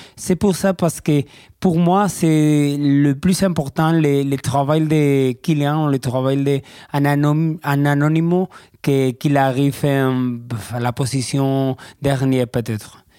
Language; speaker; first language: French; non-native, learner; Spanish